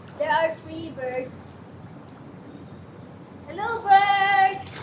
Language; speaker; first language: English; non-native, local second language; Filipino